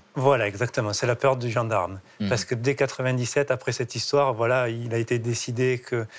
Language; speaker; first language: French; native; French